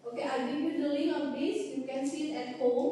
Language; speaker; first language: English; non-native, fluent; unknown